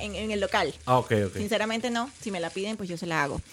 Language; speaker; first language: Spanish; native; Spanish